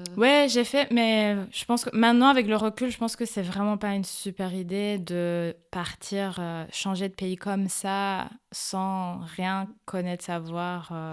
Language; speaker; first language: French; non-native, fluent; Persian